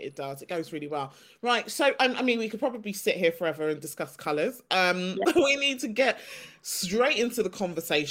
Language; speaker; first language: English; native; English